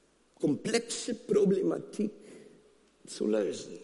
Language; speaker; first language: German; non-native, fluent; Afrikaans